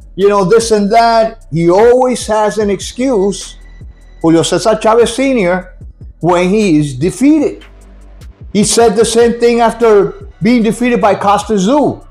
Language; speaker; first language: English; non-native, fluent; Spanish